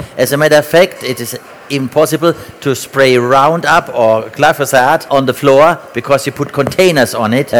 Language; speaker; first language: English; non-native, fluent; German